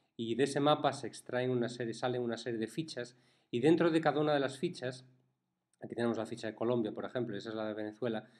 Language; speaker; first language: Spanish; native; Spanish